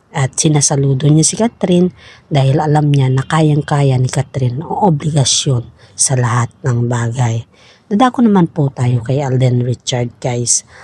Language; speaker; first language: Filipino; native; Filipino